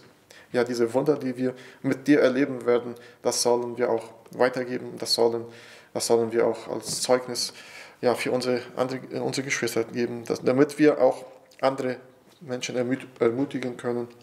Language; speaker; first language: German; non-native, fluent; Portuguese